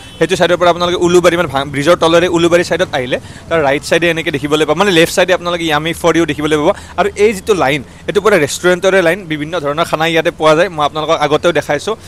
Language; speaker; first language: Assamese; native; Assamese